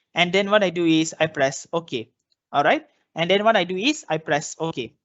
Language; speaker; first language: English; non-native, local second language; Malay